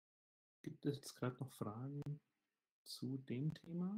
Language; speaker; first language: German; native; German